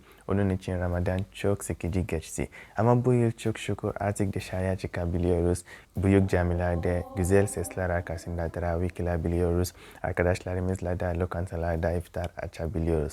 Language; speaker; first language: Turkish; non-native, fluent; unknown